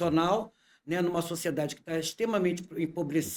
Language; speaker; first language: Portuguese; native; Portuguese